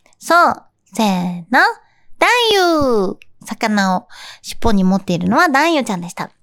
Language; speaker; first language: Japanese; native; Japanese